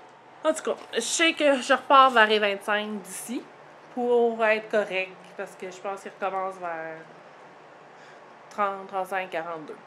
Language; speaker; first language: French; native; French